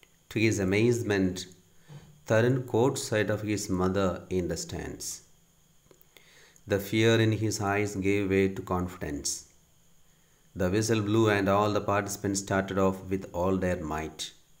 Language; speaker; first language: English; non-native, local second language; Malayalam